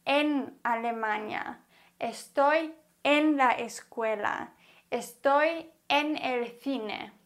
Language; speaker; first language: Spanish; non-native, fluent; German